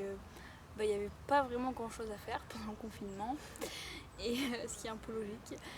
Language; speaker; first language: French; native; French